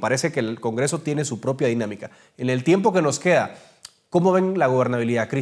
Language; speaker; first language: Spanish; native; Spanish